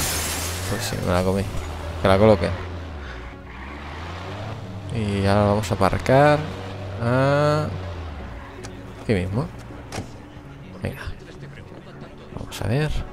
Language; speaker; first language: Spanish; native; Spanish